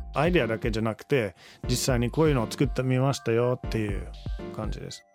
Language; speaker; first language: Japanese; non-native, fluent; Finnish